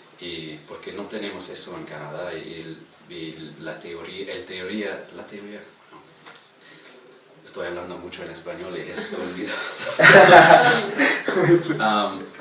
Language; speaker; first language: Spanish; non-native, fluent; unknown